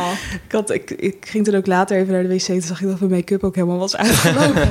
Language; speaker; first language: Dutch; native; Dutch